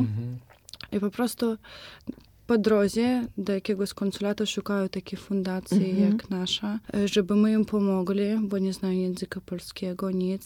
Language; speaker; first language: Polish; non-native, fluent; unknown